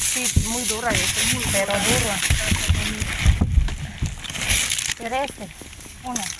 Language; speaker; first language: Spanish; non-native, learner; Filipino